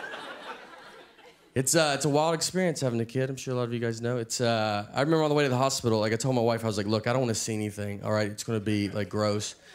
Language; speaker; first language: English; native; English